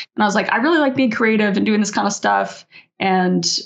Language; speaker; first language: English; native; English